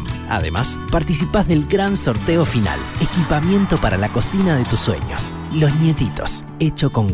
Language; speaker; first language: Spanish; native; Spanish